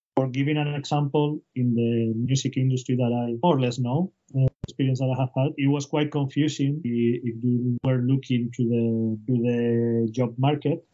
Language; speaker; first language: English; non-native, fluent; Spanish